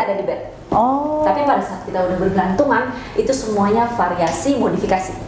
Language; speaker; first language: Indonesian; native; Indonesian